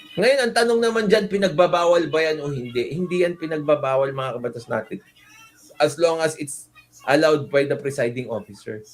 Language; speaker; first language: Filipino; non-native, local second language; Iloko